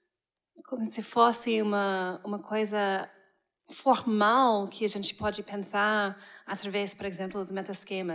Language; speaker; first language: Portuguese; non-native, fluent; English